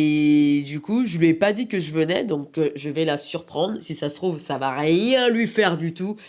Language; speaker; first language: French; native; French